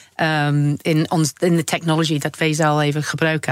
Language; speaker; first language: Dutch; non-native, learner; English